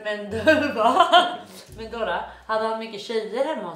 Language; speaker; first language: Swedish; native; Swedish